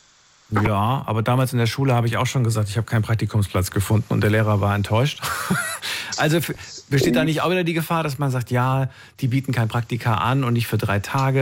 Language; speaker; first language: German; native; German